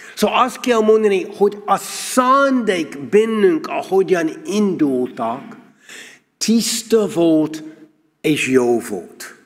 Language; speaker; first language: Hungarian; non-native, learner; English